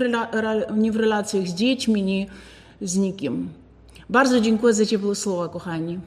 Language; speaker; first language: Polish; non-native, fluent; Ukrainian